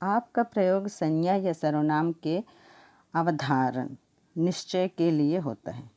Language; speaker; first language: Hindi; non-native, local second language; Telugu